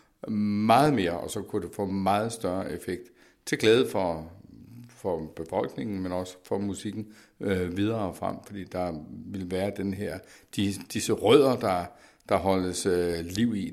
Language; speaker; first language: Danish; native; Danish